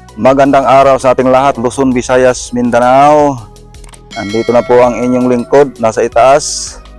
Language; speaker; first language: Filipino; non-native, local second language; Cebuano